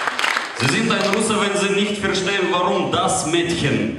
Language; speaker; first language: German; non-native, fluent; Russian